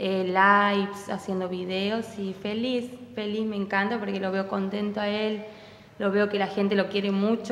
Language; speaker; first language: Spanish; native; Spanish